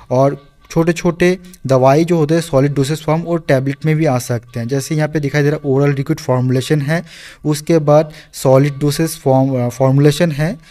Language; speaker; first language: Hindi; non-native, local second language; Bangla